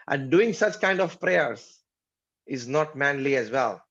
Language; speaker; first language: English; non-native, local second language; Gujarati